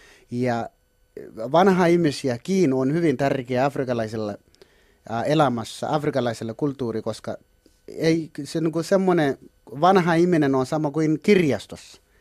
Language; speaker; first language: Finnish; non-native, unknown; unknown